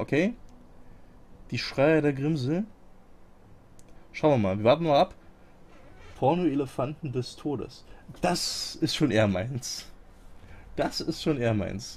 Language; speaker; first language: German; native; German